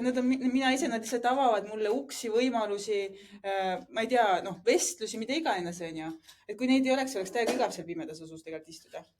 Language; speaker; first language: Estonian; native; Estonian